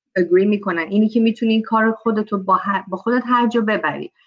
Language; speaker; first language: Persian; early bilingual, heritage; Persian